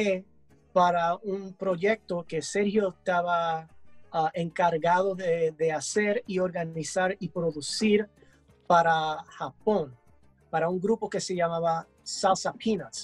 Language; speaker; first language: Spanish; early bilingual, heritage; English